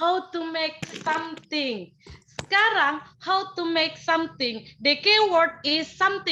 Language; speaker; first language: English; non-native, learner; Indonesian